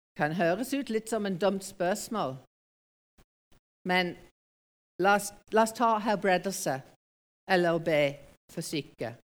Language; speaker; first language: Norwegian; non-native, fluent; English